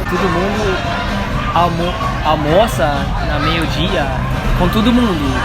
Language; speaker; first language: Portuguese; non-native, learner; English